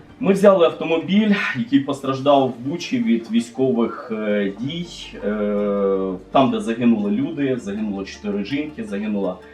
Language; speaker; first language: Ukrainian; native; Ukrainian